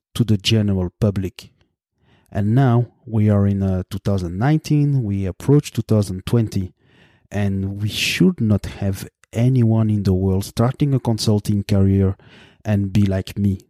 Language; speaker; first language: English; non-native, fluent; French